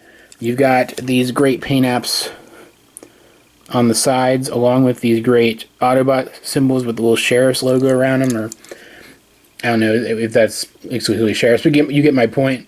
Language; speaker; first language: English; native; English